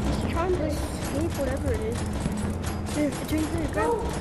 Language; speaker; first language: English; native; English